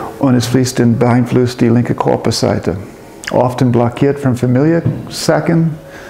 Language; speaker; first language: German; non-native, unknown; English